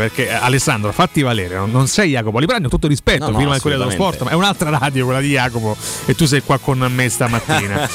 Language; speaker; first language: Italian; native; Italian